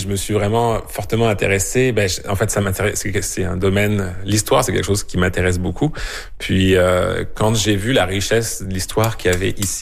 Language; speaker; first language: French; native; French